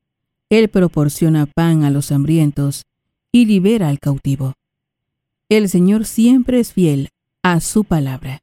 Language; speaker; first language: Spanish; native; Spanish